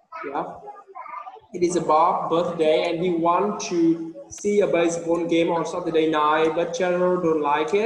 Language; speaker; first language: English; non-native, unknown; Vietnamese